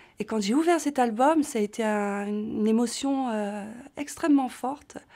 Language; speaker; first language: French; native; French